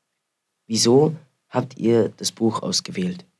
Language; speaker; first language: German; early bilingual, other home language; Spanish